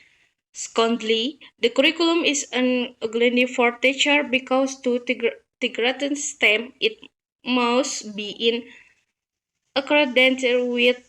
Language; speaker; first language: English; non-native, learner; Indonesian